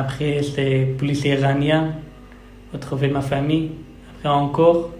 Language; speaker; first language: French; non-native, learner; Persian